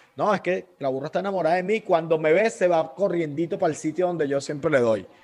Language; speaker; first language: Spanish; native; Spanish